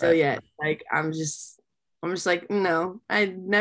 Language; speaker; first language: English; native; English